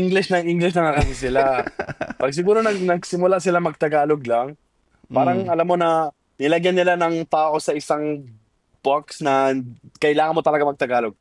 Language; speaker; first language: Filipino; non-native, fluent; Arabic